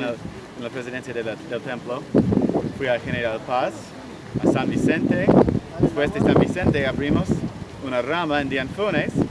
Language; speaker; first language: Spanish; non-native, fluent; English